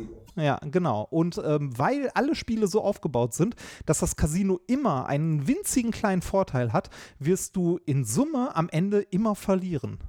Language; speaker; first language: German; native; German